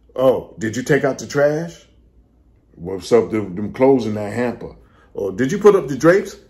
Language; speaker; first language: English; native; English